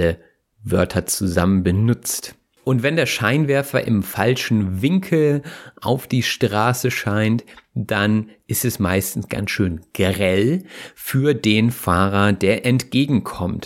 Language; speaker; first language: German; native; German